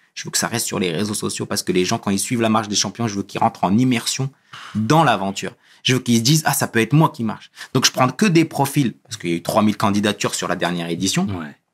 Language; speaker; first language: French; early bilingual, other home language; Kabyle